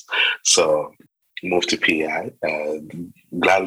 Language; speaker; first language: English; non-native, local second language; Kinyarwanda